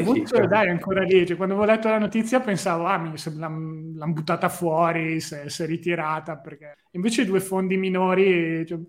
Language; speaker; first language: Italian; native; Italian